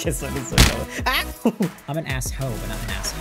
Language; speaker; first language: English; native; English